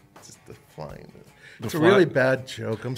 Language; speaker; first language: English; native; English